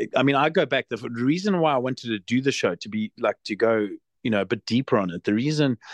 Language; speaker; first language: English; native; English